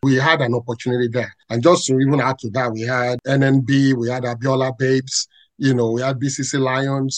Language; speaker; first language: English; non-native, local second language; Yoruba